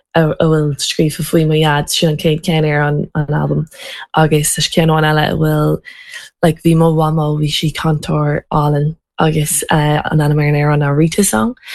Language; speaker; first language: Irish; non-native, local second language; English